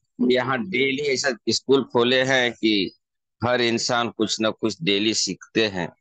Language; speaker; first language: Hindi; native; Hindi